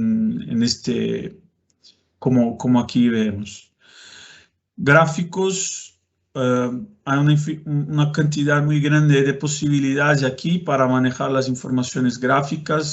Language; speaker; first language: Spanish; non-native, fluent; Portuguese